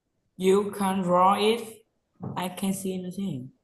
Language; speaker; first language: English; non-native, learner; Vietnamese